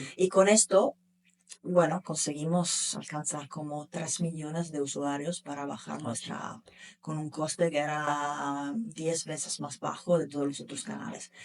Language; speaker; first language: Spanish; non-native, fluent; Italian